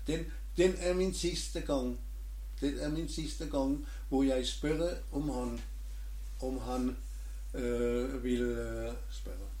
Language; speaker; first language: Norwegian; non-native, learner; German